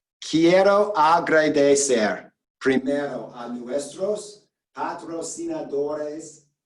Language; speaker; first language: Spanish; non-native, learner; English